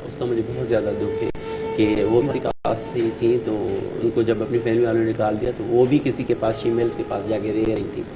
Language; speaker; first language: Urdu; native; Urdu